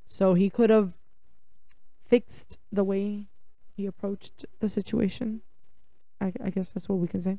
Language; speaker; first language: English; early bilingual, other home language; Spanish